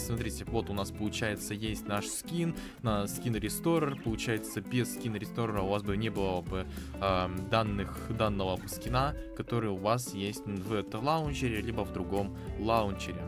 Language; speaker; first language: Russian; native; Russian